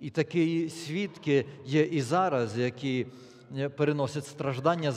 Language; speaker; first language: Polish; non-native, learner; Ukrainian